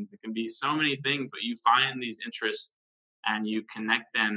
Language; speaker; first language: English; native; English